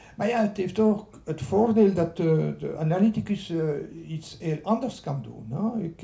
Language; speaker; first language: Dutch; non-native, local second language; French